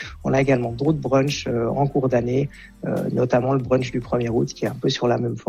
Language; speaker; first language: French; native; French